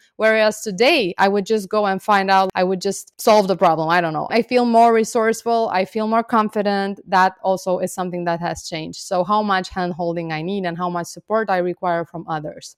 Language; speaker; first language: English; non-native, fluent; Romanian